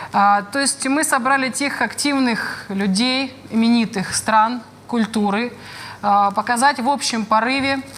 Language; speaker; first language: Russian; native; Russian